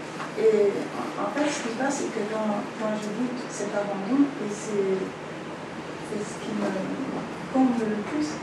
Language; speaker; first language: French; native; French